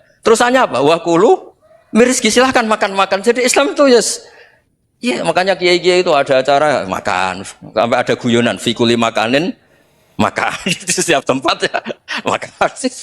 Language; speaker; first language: Indonesian; non-native, local second language; Javanese